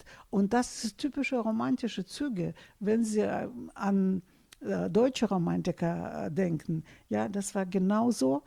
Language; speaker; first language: German; non-native, fluent; Russian